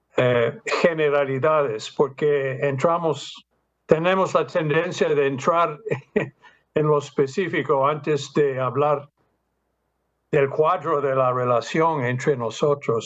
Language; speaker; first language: Spanish; non-native, fluent; English